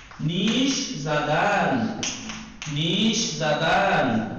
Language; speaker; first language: Persian; non-native, fluent; Urdu